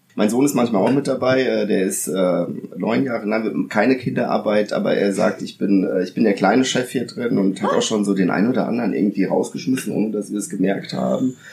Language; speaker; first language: German; early bilingual, other home language; Italian